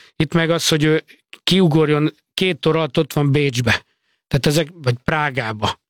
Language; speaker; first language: Hungarian; native; Hungarian